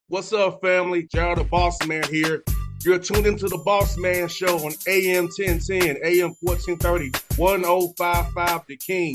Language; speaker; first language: English; native; English